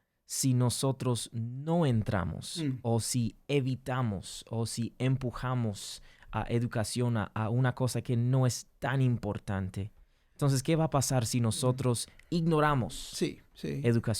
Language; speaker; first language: Spanish; early bilingual, heritage; English